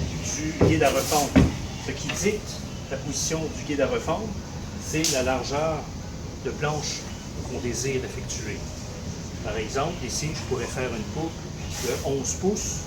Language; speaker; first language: French; native; French